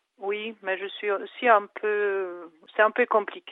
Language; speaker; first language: French; non-native, fluent; Czech